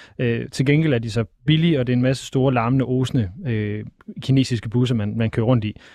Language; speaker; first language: Danish; native; Danish